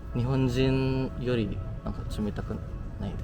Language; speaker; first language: Japanese; non-native, learner; Filipino